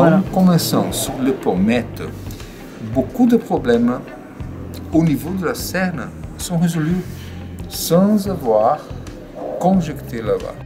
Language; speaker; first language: French; non-native, fluent; Portuguese